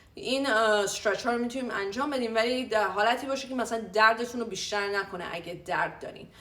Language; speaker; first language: Persian; early bilingual, heritage; Persian